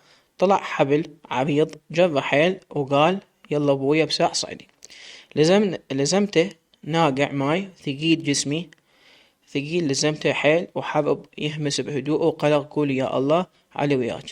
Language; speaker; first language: Arabic; native; Arabic